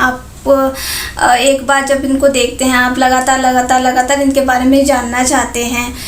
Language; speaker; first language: Hindi; native; Hindi